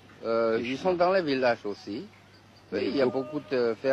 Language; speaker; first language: French; non-native, fluent; Chinese